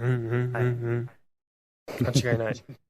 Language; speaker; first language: Japanese; native; Japanese